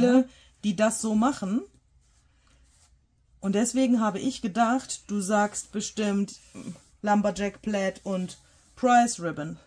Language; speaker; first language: German; native; German